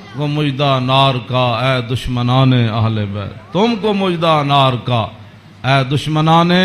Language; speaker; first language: Urdu; non-native, local second language; Punjabi